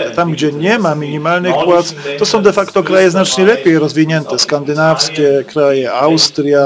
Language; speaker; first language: Polish; native; Polish